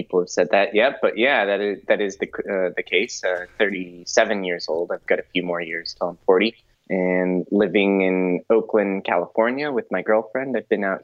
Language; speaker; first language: English; native; English